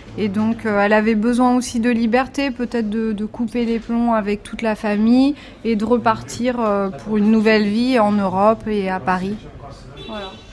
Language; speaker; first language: French; native; French